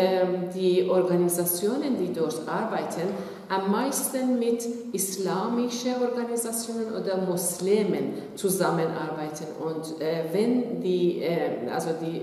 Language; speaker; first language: German; non-native, fluent; Persian